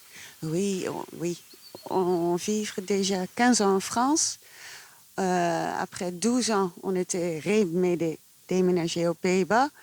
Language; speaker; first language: French; non-native, fluent; Dutch